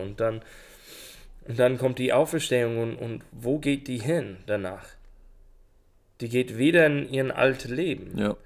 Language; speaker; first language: German; non-native, learner; English